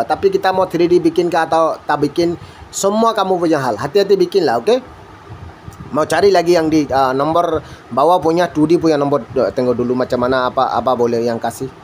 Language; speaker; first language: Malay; non-native, learner; Bangla